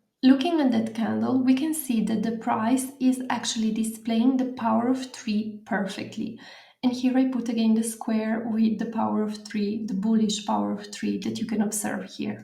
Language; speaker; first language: English; non-native, fluent; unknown